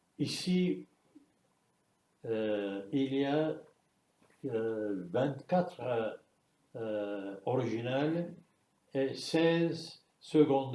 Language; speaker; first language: French; non-native, fluent; Turkish